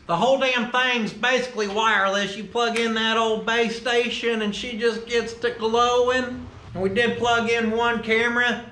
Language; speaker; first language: English; native; English